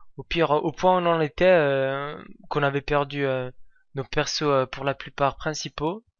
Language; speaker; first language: French; native; French